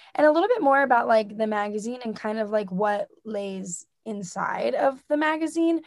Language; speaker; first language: English; native; English